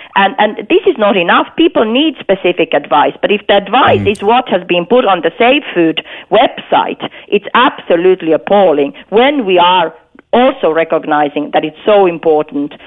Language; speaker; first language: English; non-native, fluent; Finnish